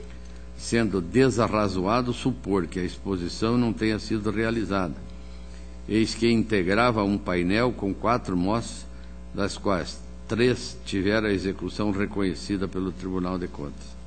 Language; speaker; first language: Portuguese; native; Portuguese